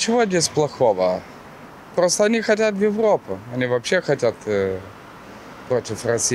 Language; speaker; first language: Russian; non-native, local second language; Romanian